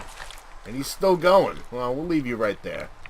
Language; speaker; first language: English; native; English